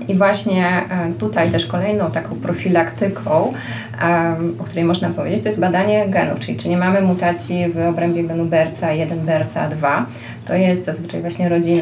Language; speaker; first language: Polish; native; Polish